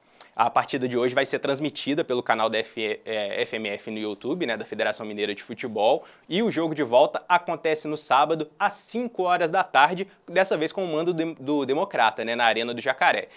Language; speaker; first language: Portuguese; native; Portuguese